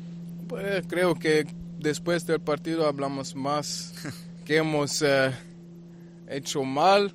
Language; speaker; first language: Spanish; non-native, fluent; German